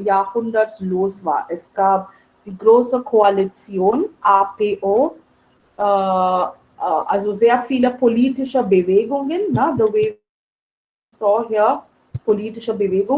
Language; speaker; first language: German; non-native, fluent; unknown